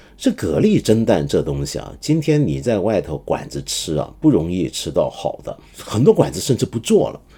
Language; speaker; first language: Chinese; non-native, local second language; Cantonese